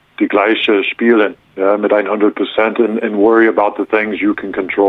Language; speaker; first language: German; non-native, learner; English